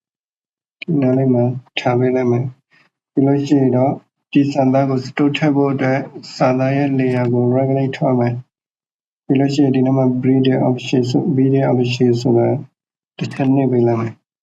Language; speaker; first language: Burmese; native; Burmese